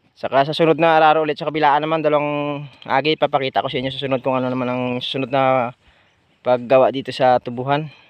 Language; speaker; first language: Filipino; non-native, local second language; Hiligaynon